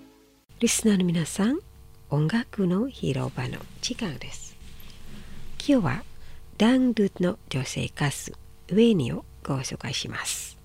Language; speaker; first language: Japanese; non-native, fluent; Indonesian